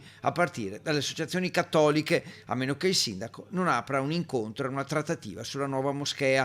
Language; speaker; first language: Italian; native; Italian